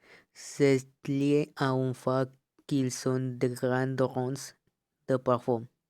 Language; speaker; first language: French; non-native, learner; Spanish